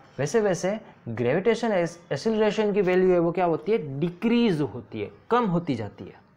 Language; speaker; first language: Hindi; non-native, local second language; Gujarati